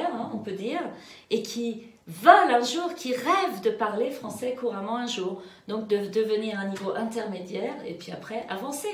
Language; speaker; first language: French; native; French